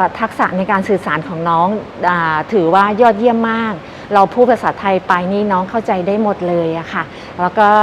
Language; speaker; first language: Thai; native; Thai